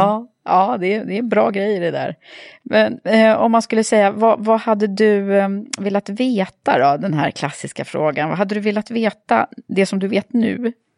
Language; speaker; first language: Swedish; native; Swedish